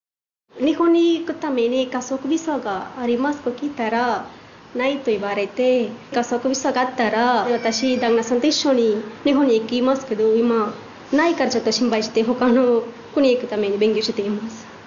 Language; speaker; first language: Japanese; non-native, learner; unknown